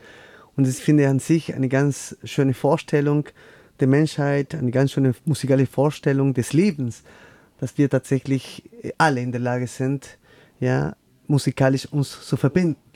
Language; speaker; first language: German; non-native, fluent; Spanish